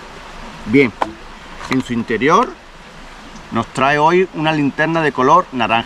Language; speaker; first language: Spanish; native; Spanish